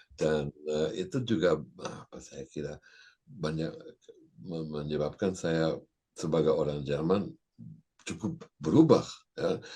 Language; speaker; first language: Indonesian; non-native, fluent; German